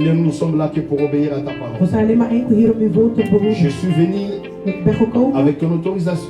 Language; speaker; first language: French; non-native, local second language; Lingala